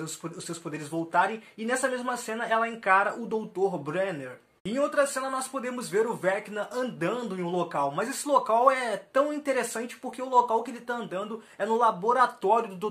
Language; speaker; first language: Portuguese; native; Portuguese